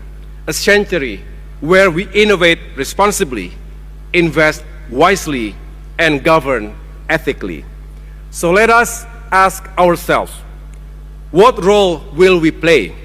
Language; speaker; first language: English; non-native, fluent; Indonesian